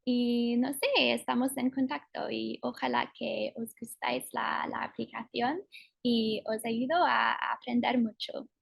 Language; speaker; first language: Spanish; non-native, fluent; English